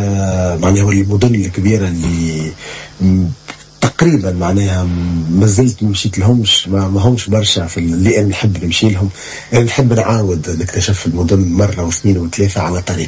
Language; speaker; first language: Arabic; native; Arabic